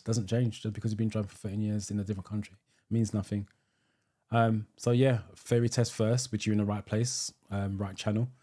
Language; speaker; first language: English; native; English